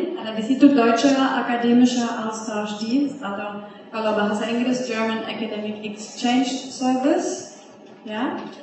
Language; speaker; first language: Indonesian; non-native, fluent; German